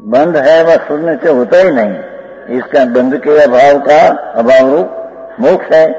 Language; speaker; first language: Hindi; non-native, local second language; Gujarati